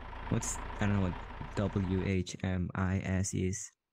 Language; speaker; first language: English; non-native, learner; Spanish